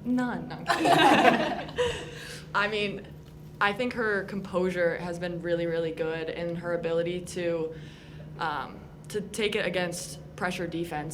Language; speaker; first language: English; native; English